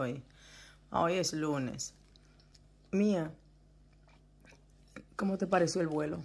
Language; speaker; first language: Spanish; native; Spanish